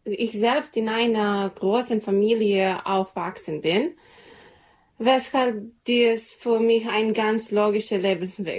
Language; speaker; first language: German; non-native, learner; Serbian